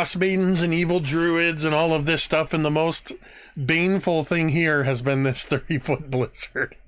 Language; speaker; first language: English; native; English